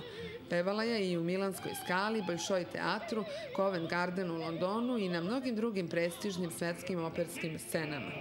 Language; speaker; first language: Serbian; native; Serbian